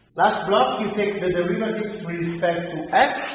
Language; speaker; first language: English; non-native, fluent; Italian